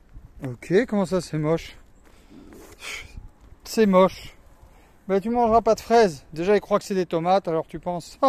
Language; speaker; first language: French; native; French